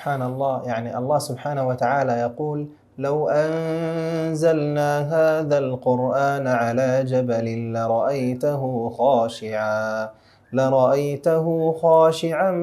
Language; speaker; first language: Arabic; native; Arabic